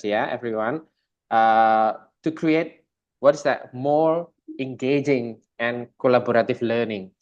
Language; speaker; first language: English; non-native, fluent; Indonesian